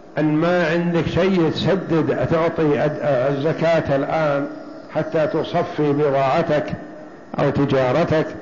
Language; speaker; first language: Arabic; native; Arabic